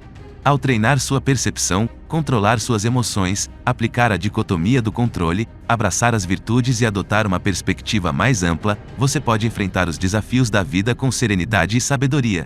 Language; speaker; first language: Portuguese; native; Portuguese